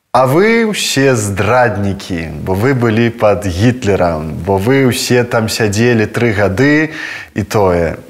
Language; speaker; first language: Belarusian; native; Belarusian